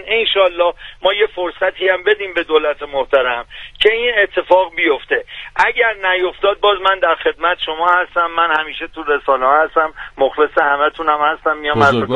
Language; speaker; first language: Persian; native; Persian